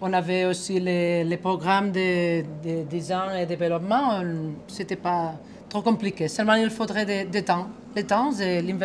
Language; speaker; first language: French; non-native, fluent; Spanish